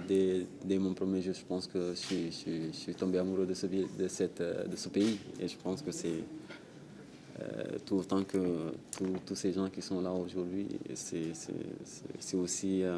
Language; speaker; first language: French; non-native, local second language; Wolof